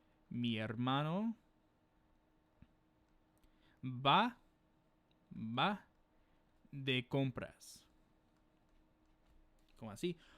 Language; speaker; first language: Spanish; non-native, fluent; English